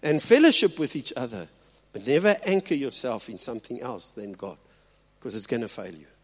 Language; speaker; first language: English; non-native, local second language; Afrikaans